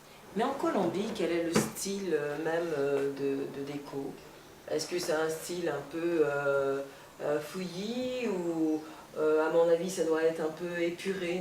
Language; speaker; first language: French; native; French